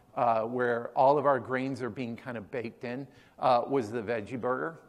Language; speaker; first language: English; native; English